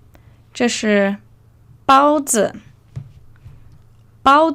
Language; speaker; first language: Chinese; non-native, fluent; English